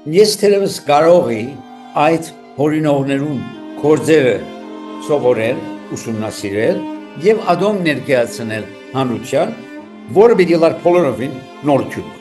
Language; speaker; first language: Armenian; early bilingual, heritage; Armenian